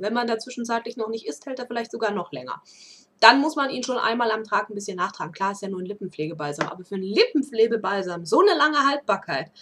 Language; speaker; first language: German; native; German